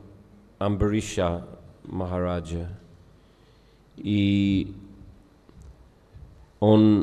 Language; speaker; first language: Russian; non-native, fluent; English